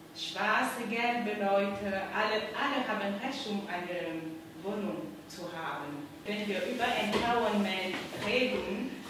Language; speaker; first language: German; non-native, learner; French